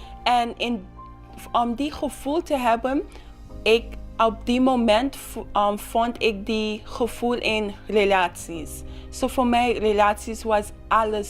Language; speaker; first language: Dutch; non-native, local second language; Papiamento